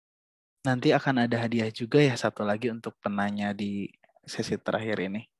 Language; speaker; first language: Malay; native; Malay